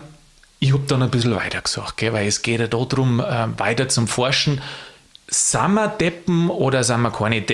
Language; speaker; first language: German; native; German